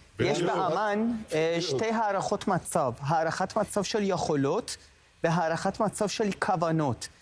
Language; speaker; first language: Hebrew; non-native, fluent; Persian